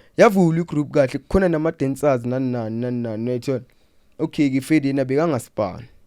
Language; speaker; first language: Zulu; non-native, local second language; Southern Sotho